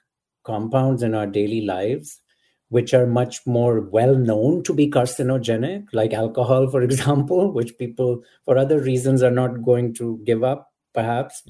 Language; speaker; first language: English; non-native, local second language; Urdu